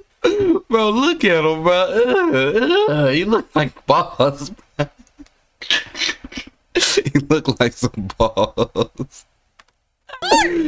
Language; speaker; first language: English; native; English